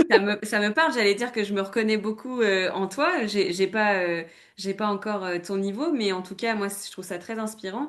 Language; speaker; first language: French; native; French